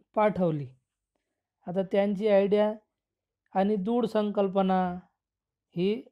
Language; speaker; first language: Marathi; non-native, local second language; Urdu